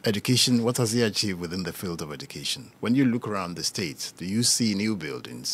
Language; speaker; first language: English; non-native, local second language; Yoruba